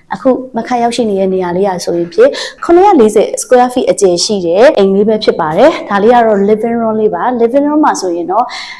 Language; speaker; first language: Burmese; native; Burmese